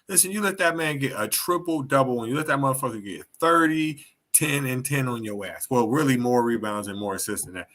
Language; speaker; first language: English; native; English